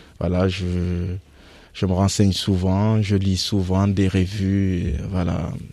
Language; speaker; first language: French; non-native, local second language; Fula